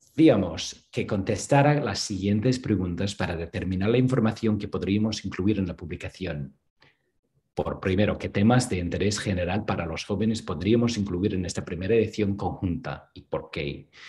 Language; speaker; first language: Spanish; non-native, fluent; English